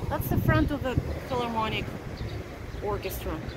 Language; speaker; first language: English; non-native, fluent; Russian